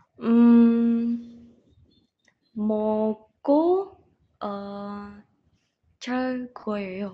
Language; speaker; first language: Korean; non-native, learner; Indonesian